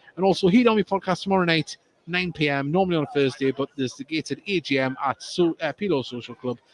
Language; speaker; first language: English; native; English